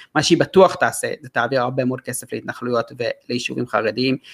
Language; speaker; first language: Hebrew; non-native, fluent; English